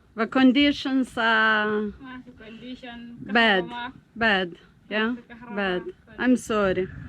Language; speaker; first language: English; non-native, learner; Italian